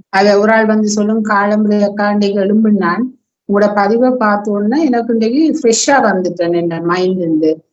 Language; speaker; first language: Tamil; native; Tamil